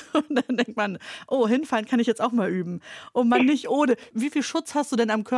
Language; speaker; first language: German; native; German